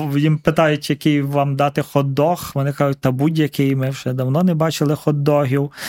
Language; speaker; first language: Ukrainian; native; Ukrainian